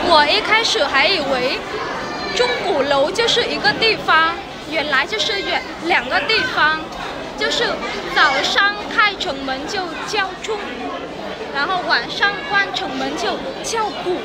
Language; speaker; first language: Chinese; non-native, fluent; Vietnamese